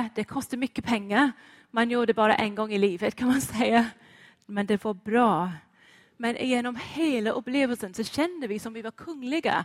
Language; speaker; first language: Swedish; non-native, fluent; English